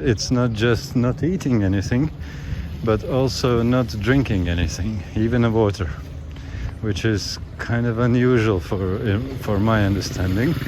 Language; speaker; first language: English; non-native, fluent; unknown